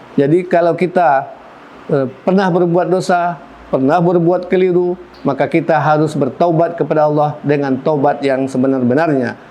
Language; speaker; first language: Malay; non-native, local second language; Minangkabau